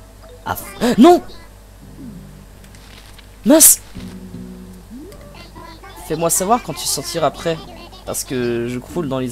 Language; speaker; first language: French; native; French